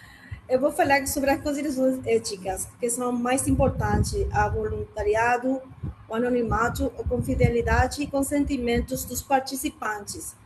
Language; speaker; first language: Portuguese; non-native, learner; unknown